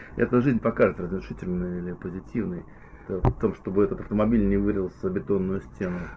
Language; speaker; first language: Russian; native; Russian